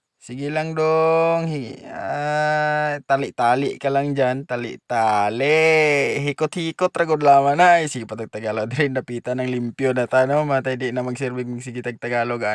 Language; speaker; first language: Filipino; non-native, local second language; Cebuano